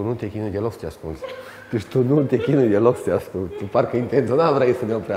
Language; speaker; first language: Romanian; native; Romanian